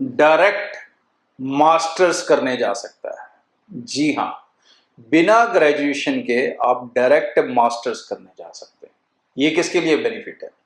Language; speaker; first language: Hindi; non-native, local second language; Punjabi